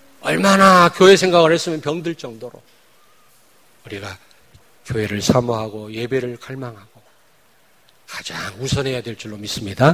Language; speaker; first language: Korean; native; Korean